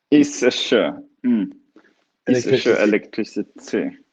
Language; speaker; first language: Chinese; non-native, learner; Swedish